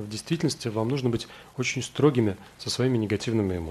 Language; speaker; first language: Russian; native; Russian